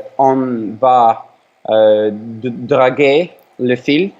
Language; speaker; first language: French; non-native, learner; Ukrainian